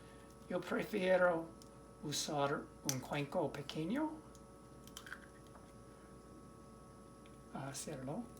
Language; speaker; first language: Spanish; non-native, learner; English